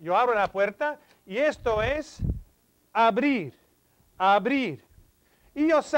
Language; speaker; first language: Spanish; non-native, fluent; English